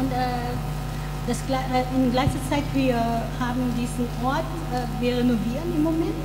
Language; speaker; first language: German; non-native, learner; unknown